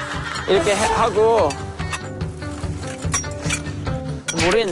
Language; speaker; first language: Korean; non-native, fluent; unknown